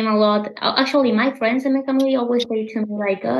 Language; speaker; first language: English; non-native, learner; Spanish